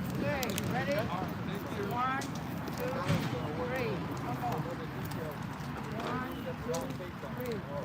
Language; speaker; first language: English; early bilingual, other home language; Vietnamese